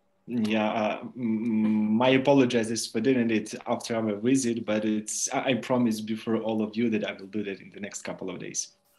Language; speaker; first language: English; non-native, fluent; Ukrainian